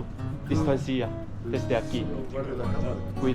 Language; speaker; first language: Spanish; non-native, learner; Korean